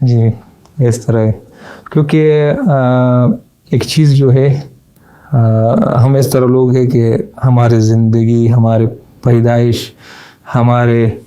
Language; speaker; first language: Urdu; non-native, learner; Pashto